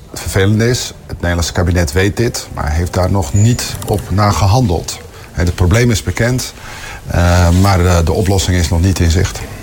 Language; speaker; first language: Dutch; native; Dutch